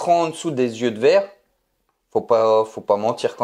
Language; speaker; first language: French; native; French